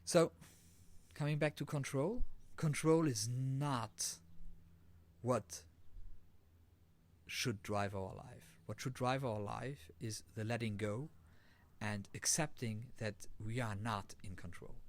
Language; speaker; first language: English; non-native, fluent; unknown